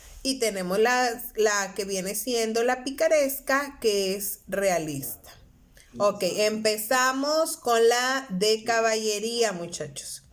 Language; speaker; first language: Spanish; native; Spanish